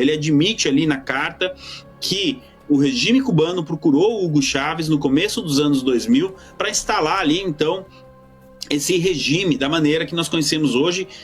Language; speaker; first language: Portuguese; native; Portuguese